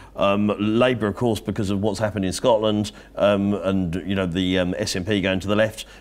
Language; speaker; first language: English; native; English